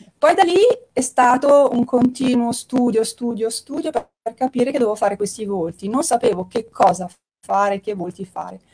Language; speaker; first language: Italian; native; Italian